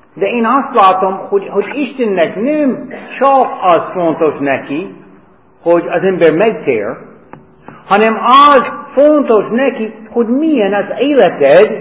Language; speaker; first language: Hungarian; non-native, learner; English